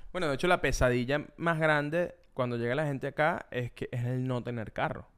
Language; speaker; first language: Spanish; native; Spanish